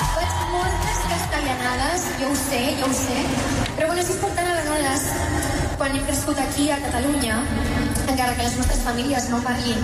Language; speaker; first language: Catalan; non-native, local second language; Spanish